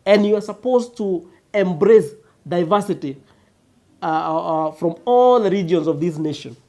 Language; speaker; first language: English; non-native, local second language; Kikuyu